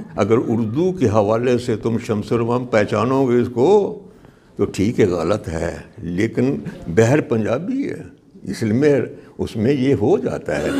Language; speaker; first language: Urdu; non-native, local second language; Punjabi